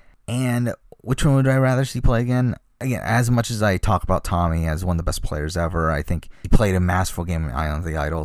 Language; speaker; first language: English; native; English